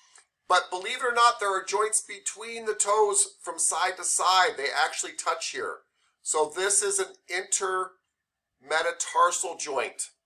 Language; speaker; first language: English; native; English